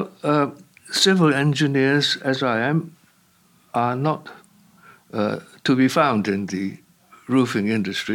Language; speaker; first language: English; non-native, local second language; Cantonese